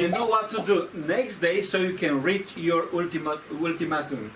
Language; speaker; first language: English; non-native, fluent; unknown